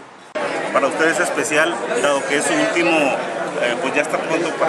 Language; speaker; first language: Spanish; native; Spanish